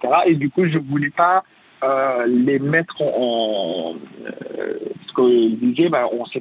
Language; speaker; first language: French; non-native, fluent; Arabic